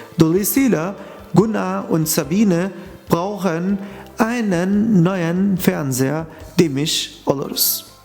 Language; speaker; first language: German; non-native, fluent; Turkish